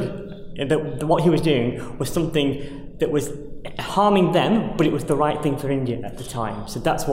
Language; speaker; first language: English; native; English